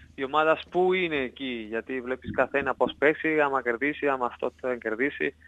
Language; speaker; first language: Greek; non-native, learner; Spanish